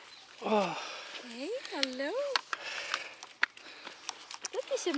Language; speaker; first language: Dutch; native; Dutch